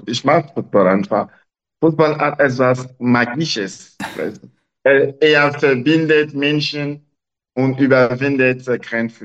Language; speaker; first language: German; non-native, learner; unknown